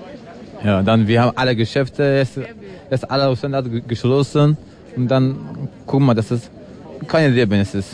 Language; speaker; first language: German; non-native, learner; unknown